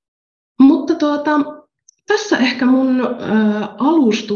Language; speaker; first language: Finnish; native; Finnish